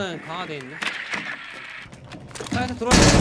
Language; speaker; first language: Korean; native; Korean